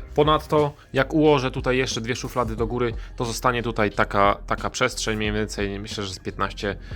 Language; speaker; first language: Polish; native; Polish